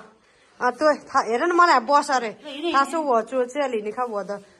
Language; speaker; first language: Chinese; non-native, learner; Nepali